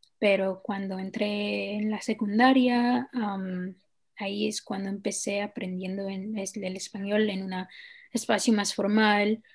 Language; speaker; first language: Spanish; early bilingual, heritage; Spanish